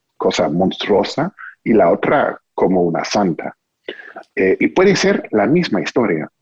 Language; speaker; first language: Spanish; non-native, fluent; English